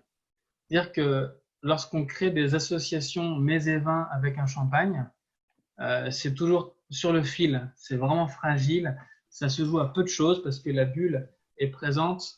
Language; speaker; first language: French; native; French